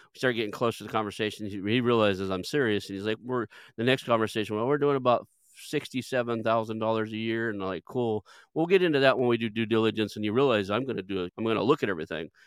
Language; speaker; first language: English; native; English